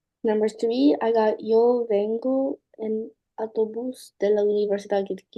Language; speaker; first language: Spanish; non-native, learner; English